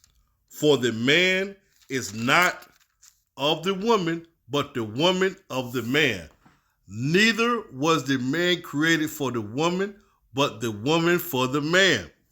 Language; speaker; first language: English; native; English